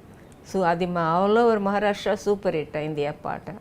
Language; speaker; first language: Telugu; non-native, local second language; Tamil